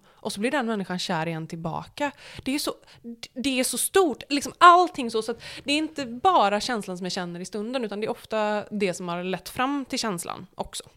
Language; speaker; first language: Swedish; native; Swedish